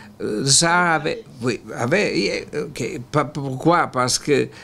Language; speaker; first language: French; non-native, learner; Portuguese